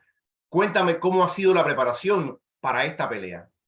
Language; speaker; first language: Spanish; native; Spanish